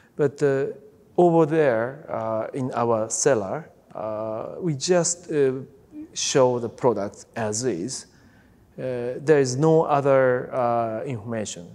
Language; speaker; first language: English; non-native, fluent; Japanese